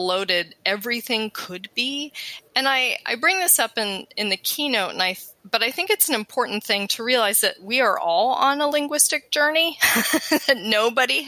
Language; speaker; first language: English; native; English